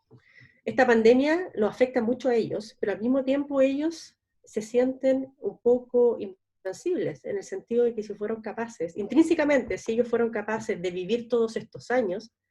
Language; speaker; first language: Spanish; native; Spanish